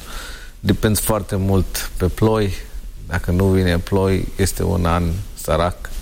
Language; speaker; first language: Romanian; non-native, learner; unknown